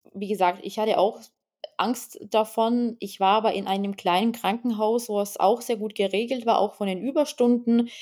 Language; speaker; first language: German; non-native, fluent; Lithuanian